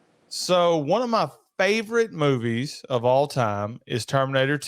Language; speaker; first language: English; native; English